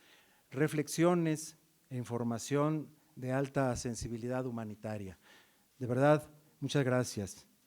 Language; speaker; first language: Spanish; native; Spanish